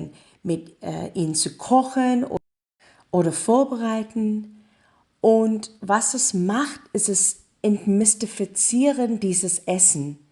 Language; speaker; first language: German; non-native, learner; English